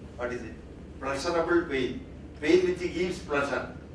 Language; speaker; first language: English; non-native, local second language; Malayalam